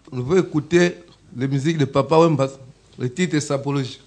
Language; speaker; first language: French; non-native, learner; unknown